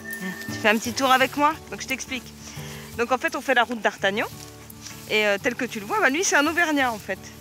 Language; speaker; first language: French; native; French